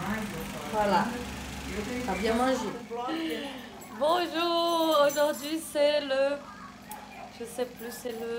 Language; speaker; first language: French; non-native, fluent; Portuguese